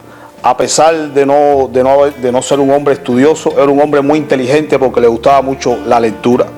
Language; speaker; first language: Spanish; native; Spanish